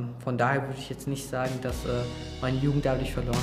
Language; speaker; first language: German; native; German